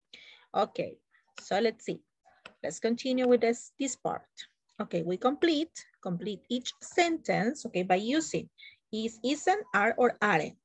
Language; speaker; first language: English; non-native, learner; Spanish